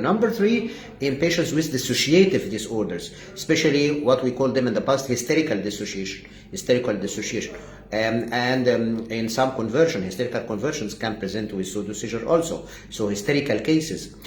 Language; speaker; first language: English; non-native, fluent; Arabic